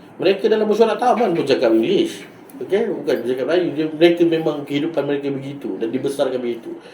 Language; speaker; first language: Malay; native; Malay